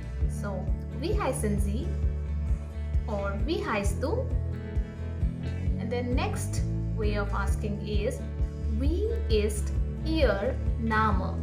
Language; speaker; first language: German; non-native, fluent; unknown